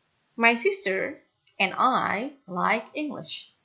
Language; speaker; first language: English; non-native, fluent; Indonesian